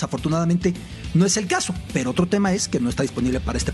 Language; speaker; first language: Spanish; native; Spanish